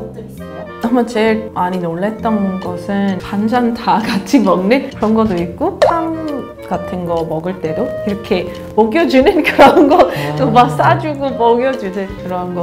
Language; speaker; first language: Korean; non-native, fluent; English